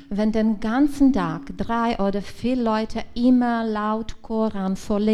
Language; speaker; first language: German; non-native, learner; Czech